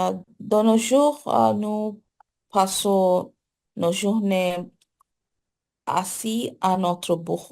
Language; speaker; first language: French; non-native, learner; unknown